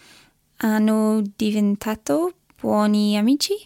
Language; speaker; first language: Italian; non-native, learner; English